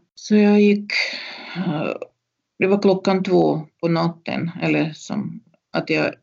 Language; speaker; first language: Swedish; non-native, fluent; Russian